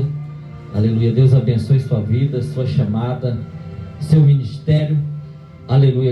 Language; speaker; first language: Portuguese; native; Portuguese